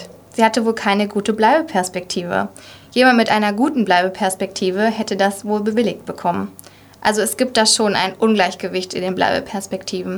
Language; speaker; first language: German; native; German